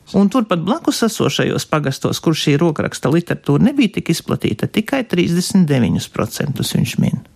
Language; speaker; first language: Latvian; native; Latvian